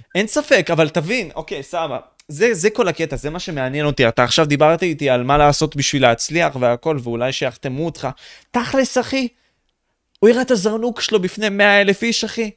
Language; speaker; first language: Hebrew; native; Hebrew